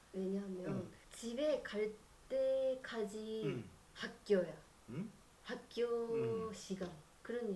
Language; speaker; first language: Korean; non-native, learner; Japanese